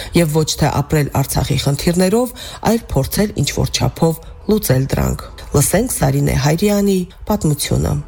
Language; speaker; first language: Armenian; native; Armenian